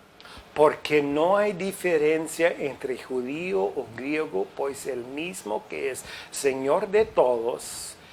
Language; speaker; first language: Spanish; non-native, fluent; English